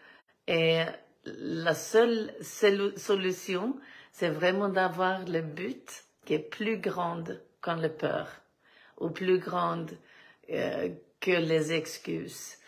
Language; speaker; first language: French; non-native, fluent; Swedish